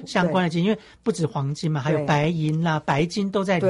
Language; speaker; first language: Chinese; native; Chinese